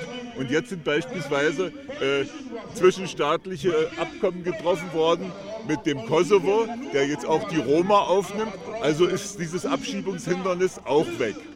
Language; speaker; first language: German; native; German